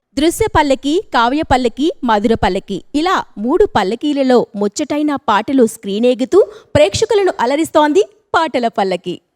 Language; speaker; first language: Telugu; native; Telugu